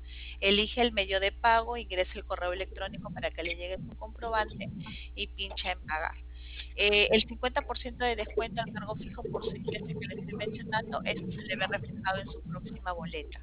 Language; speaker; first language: Spanish; native; Spanish